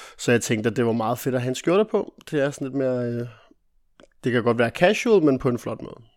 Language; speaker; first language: Danish; early bilingual, other home language; Italian